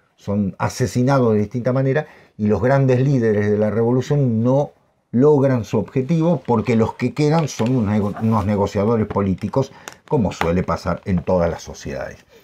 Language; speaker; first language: Spanish; native; Spanish